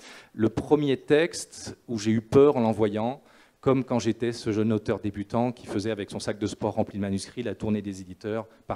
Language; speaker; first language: French; native; French